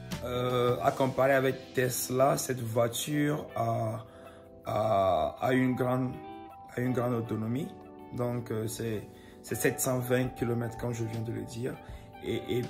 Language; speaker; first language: French; non-native, local second language; Ewe